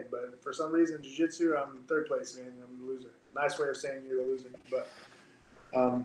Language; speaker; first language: English; native; English